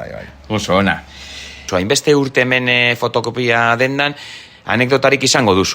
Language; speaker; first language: Basque; native; Basque